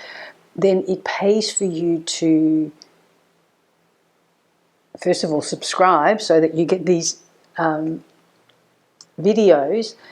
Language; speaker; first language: English; native; English